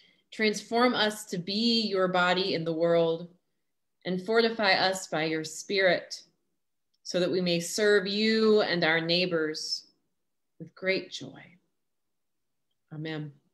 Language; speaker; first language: English; native; English